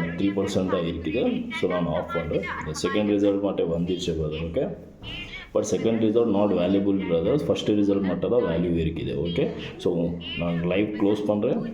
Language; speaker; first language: Tamil; non-native, learner; Kannada